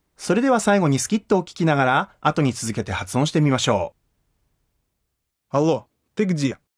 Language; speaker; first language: Japanese; native; Japanese